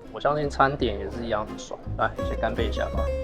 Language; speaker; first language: Chinese; native; Chinese